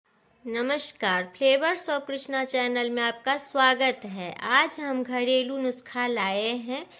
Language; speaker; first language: Hindi; native; Hindi